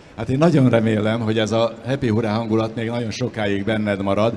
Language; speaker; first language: Hungarian; native; Hungarian